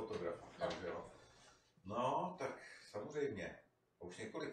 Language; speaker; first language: Czech; native; Czech